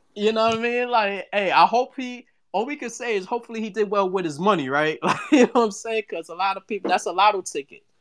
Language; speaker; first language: English; native; English